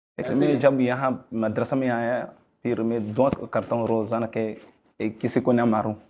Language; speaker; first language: Urdu; non-native, learner; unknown